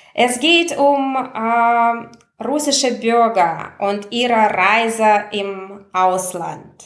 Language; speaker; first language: German; non-native, fluent; Russian